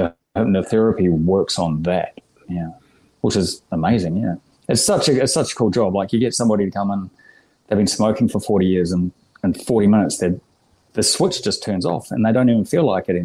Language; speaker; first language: English; native; English